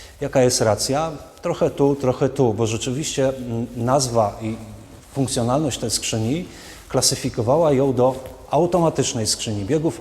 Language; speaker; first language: Polish; native; Polish